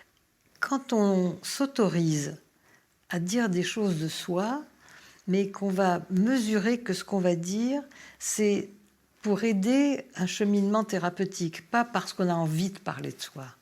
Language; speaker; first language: French; native; French